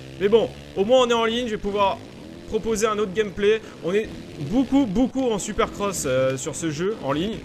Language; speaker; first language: French; native; French